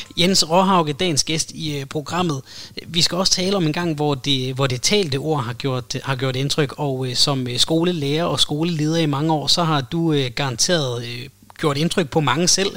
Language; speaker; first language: Danish; native; Danish